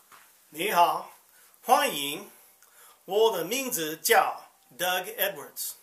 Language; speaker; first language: Chinese; non-native, learner; English